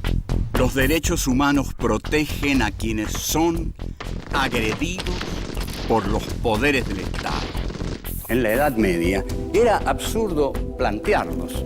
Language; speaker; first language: Spanish; native; Spanish